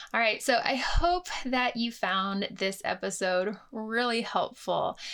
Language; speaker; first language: English; native; English